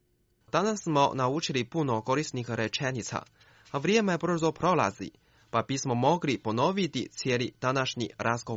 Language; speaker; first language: Croatian; non-native, fluent; Chinese